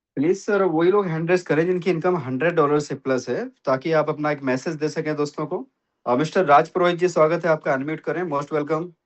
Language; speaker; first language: Hindi; native; Hindi